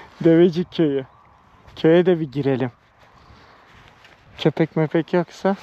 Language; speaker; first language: Turkish; native; Turkish